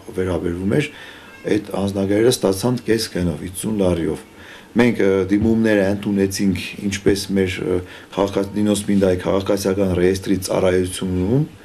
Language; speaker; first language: Armenian; native; Armenian